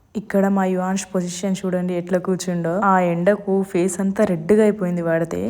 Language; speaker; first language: Telugu; non-native, local second language; Lambadi